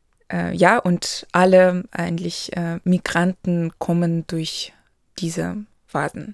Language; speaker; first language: German; non-native, local second language; Ukrainian